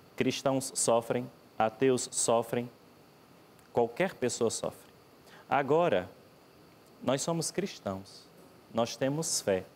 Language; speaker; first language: Portuguese; native; Portuguese